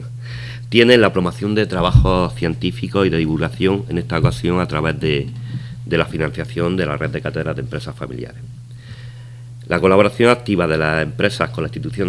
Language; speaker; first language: Spanish; native; Spanish